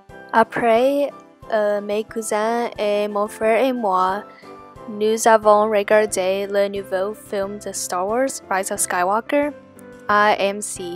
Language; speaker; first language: French; non-native, learner; English